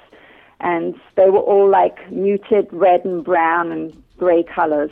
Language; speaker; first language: English; native; English